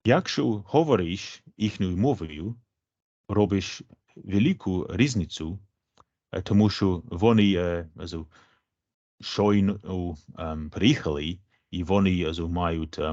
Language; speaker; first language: Ukrainian; non-native, fluent; English